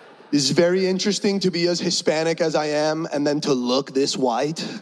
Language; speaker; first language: English; early bilingual, other home language; Spanish